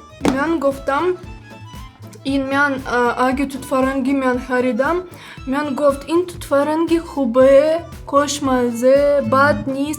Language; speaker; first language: Persian; non-native, learner; Russian